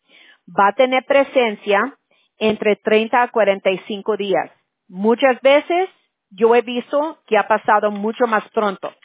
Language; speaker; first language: Spanish; early bilingual, heritage; Spanish